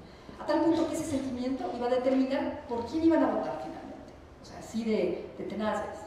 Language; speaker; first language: Spanish; native; Spanish